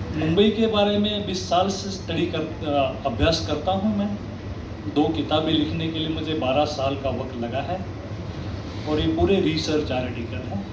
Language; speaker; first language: Hindi; non-native, local second language; Marathi